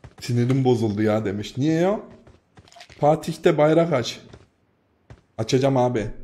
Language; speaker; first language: Turkish; native; Turkish